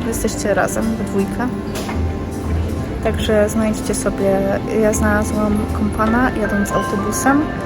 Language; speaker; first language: Polish; native; Polish